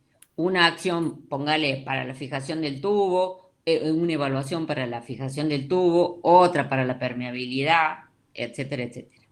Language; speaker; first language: Spanish; native; Spanish